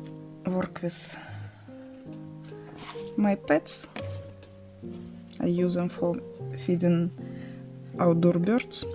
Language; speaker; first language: English; non-native, learner; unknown